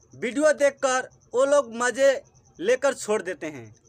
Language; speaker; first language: Hindi; native; Hindi